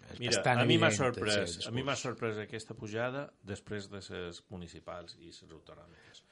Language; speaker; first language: Catalan; native; Catalan